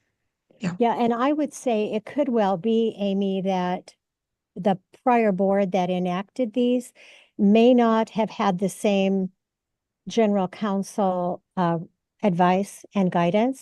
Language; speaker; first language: English; native; English